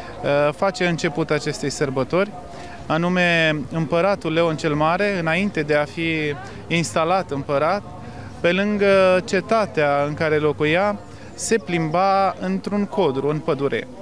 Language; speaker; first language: Romanian; native; Romanian